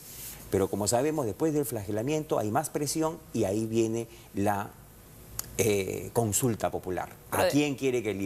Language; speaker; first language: Spanish; native; Spanish